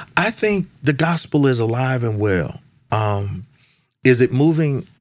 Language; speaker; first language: English; native; English